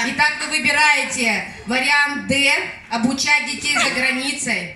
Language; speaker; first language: Russian; native; Russian